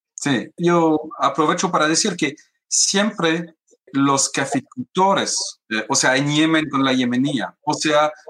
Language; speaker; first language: Spanish; non-native, fluent; French